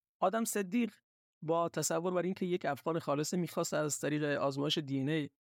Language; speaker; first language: Persian; non-native, local second language; Baluchi